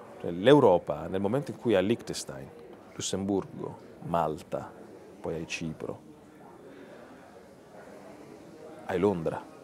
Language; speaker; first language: Italian; native; Italian